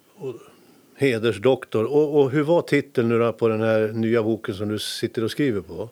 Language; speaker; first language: Swedish; native; Swedish